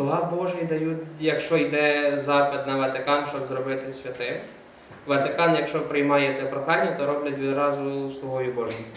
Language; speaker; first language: Ukrainian; native; Ukrainian